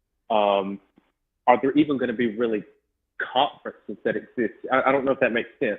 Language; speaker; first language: English; native; English